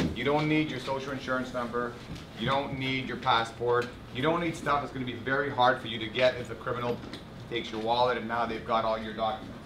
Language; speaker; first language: English; native; English